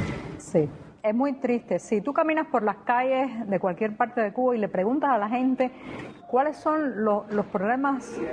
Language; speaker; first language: Spanish; native; Spanish